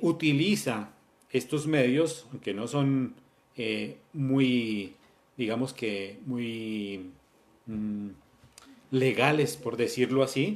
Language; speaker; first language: Spanish; native; Spanish